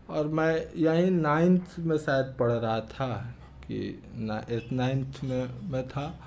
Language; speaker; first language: Hindi; native; Hindi